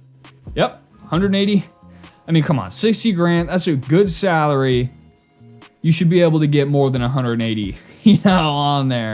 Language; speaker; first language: English; native; English